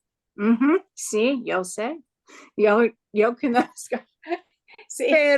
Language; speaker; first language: Spanish; non-native, learner; English